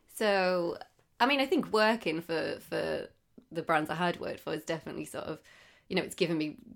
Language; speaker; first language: English; native; English